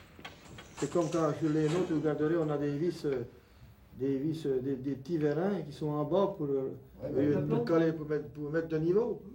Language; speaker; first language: French; native; French